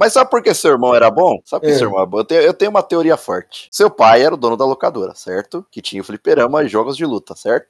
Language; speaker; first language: Portuguese; native; Portuguese